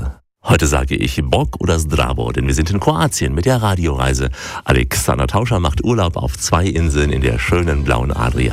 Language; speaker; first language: German; native; German